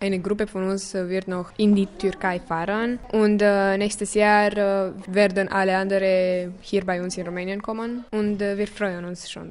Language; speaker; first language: German; non-native, local second language; Romanian